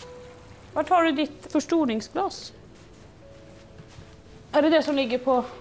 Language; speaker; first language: Swedish; native; Swedish